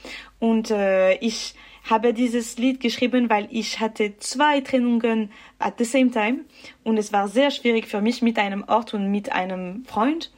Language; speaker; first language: German; non-native, local second language; French